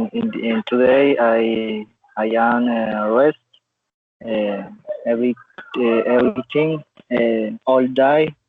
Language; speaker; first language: English; non-native, learner; Spanish